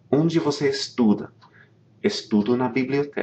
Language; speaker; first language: Portuguese; non-native, fluent; English